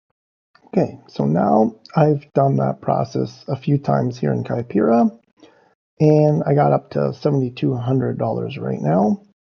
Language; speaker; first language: English; native; English